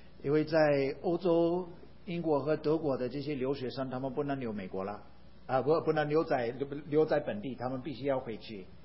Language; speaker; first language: Chinese; non-native, fluent; English